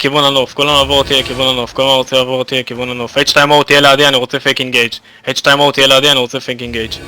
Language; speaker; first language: Hebrew; native; Hebrew